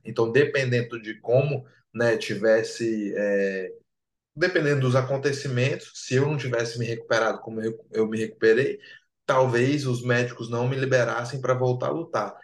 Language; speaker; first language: Portuguese; native; Portuguese